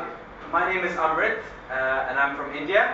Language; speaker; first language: English; early bilingual, other home language; Hindi